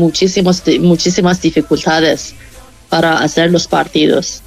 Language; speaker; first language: Spanish; non-native, fluent; Persian